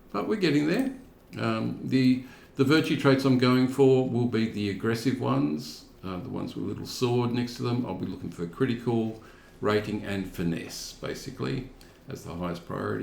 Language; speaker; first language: English; native; English